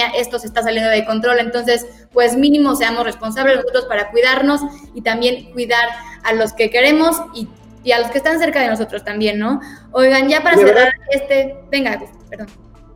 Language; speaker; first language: Spanish; native; Spanish